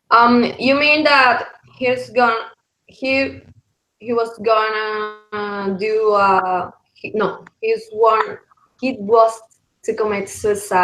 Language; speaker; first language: English; non-native, learner; Spanish